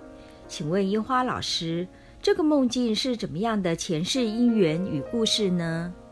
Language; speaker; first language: Chinese; native; Chinese